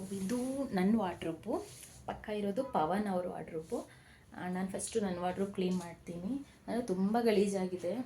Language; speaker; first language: Kannada; non-native, local second language; Lambadi